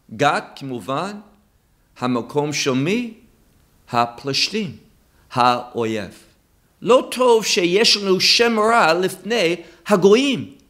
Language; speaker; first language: Hebrew; non-native, fluent; English